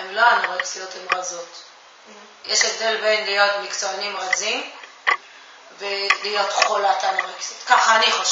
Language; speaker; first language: Hebrew; non-native, fluent; Japanese